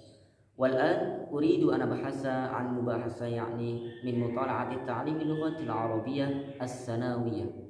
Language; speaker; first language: Arabic; non-native, learner; Indonesian